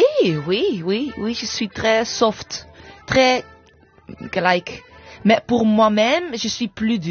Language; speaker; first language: French; non-native, fluent; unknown